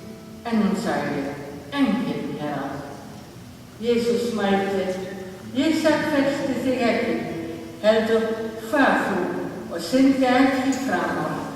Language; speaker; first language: Icelandic; non-native, learner; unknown